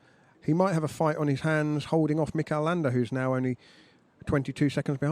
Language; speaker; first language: English; native; English